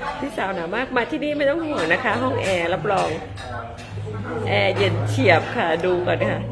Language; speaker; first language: Thai; native; Thai